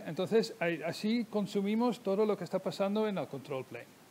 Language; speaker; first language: Spanish; non-native, fluent; Dutch